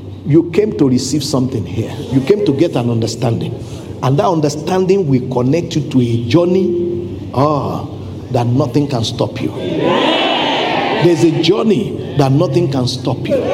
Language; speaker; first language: English; non-native, local second language; Yoruba